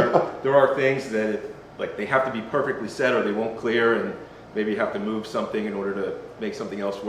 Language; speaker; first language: English; native; English